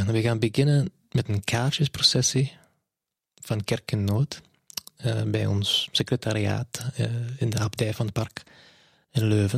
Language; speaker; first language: Dutch; non-native, fluent; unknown